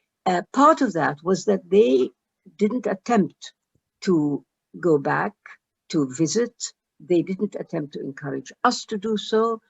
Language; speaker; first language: English; early bilingual, other home language; Arabic